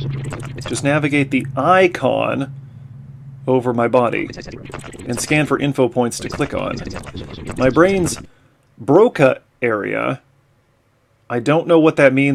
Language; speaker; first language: English; native; English